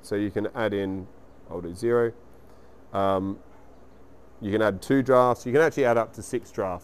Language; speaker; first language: English; native; English